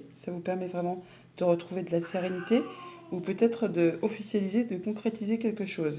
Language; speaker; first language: French; native; French